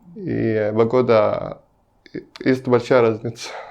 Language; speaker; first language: Russian; non-native, learner; Arabic